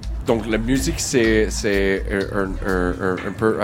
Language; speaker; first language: French; non-native, learner; English